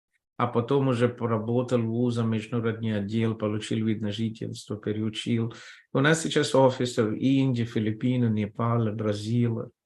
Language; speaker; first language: Russian; non-native, fluent; Telugu